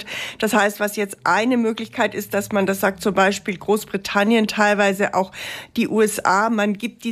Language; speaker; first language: German; native; German